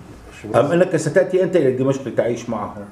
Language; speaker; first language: Arabic; native; Arabic